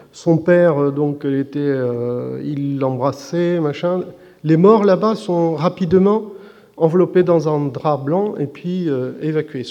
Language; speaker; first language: French; non-native, fluent; Arabic